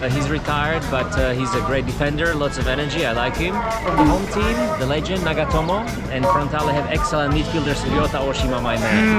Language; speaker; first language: English; non-native, fluent; Slovak